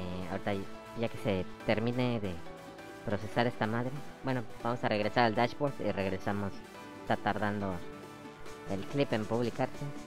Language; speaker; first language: Spanish; native; Spanish